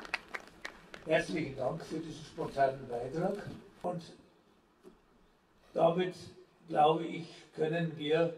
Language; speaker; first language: German; native; German